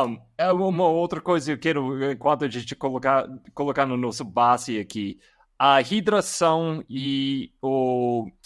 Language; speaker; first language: Portuguese; non-native, fluent; English